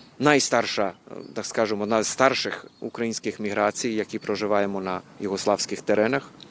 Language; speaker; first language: Ukrainian; early bilingual, heritage; Ukrainian